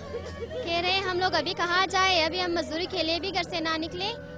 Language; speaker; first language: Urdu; non-native, local second language; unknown